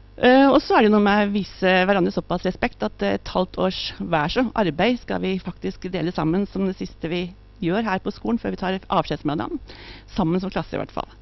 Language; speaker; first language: Norwegian; native; Norwegian